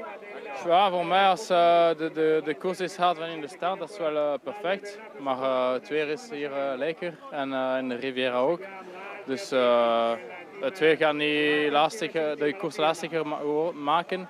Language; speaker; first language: Dutch; non-native, local second language; French